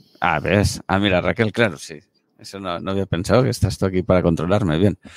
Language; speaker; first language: Spanish; native; Spanish